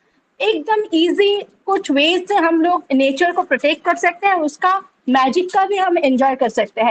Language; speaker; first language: Hindi; non-native, local second language; Bangla